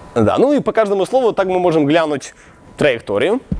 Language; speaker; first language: Russian; non-native, local second language; Ukrainian